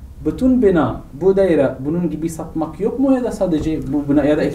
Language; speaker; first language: Turkish; non-native, learner; Arabic